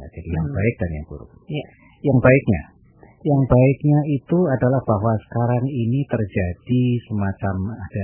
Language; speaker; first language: Indonesian; native; Indonesian